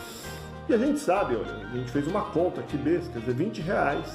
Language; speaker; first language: Portuguese; native; Portuguese